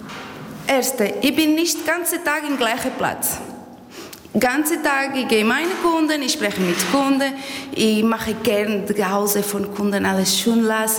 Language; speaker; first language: German; non-native, learner; Portuguese